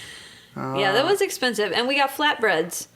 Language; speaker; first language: English; native; English